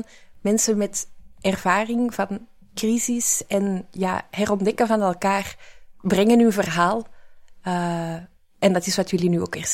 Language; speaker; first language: Dutch; native; Dutch